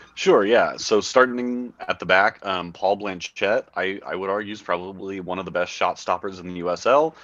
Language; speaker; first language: English; native; English